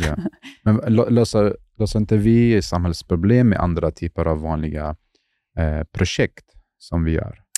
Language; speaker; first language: Swedish; non-native, fluent; Arabic